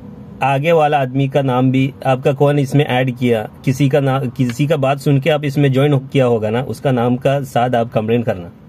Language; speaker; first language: Hindi; non-native, local second language; Malayalam